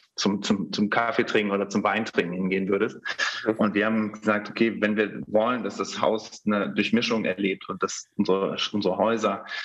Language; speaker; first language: German; native; German